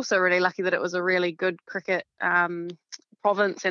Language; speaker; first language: English; native; English